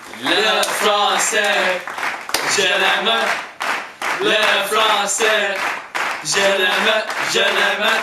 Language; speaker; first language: French; non-native, learner; English